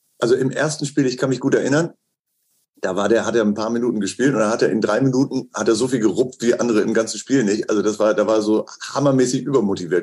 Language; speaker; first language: German; native; German